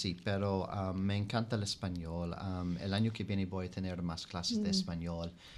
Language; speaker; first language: Spanish; non-native, fluent; English